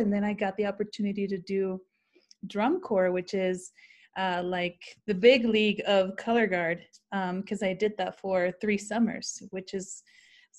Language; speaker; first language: English; non-native, fluent; Spanish